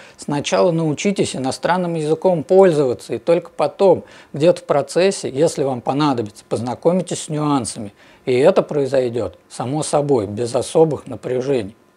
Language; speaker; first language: Russian; native; Russian